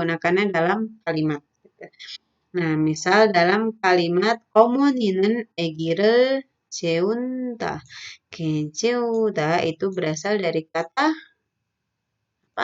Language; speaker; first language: Indonesian; native; Indonesian